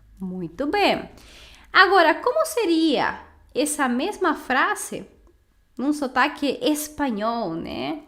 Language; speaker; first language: Portuguese; non-native, fluent; Spanish